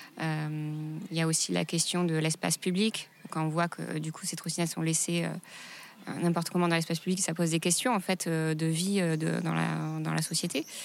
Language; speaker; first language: French; native; French